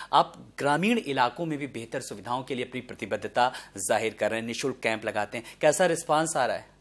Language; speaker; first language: Hindi; native; Hindi